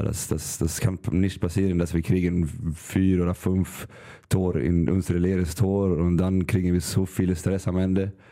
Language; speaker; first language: German; non-native, learner; Swedish